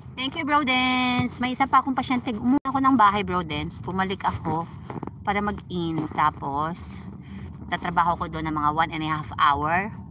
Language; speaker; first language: Filipino; native; Filipino